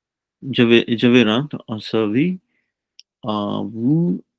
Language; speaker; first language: French; non-native, learner; Punjabi